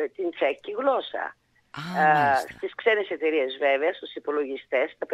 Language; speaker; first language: Greek; early bilingual, heritage; Bulgarian